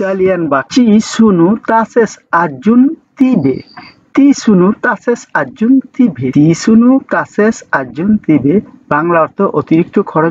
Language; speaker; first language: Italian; non-native, learner; Bangla